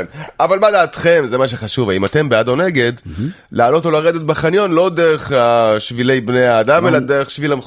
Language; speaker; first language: Hebrew; native; Hebrew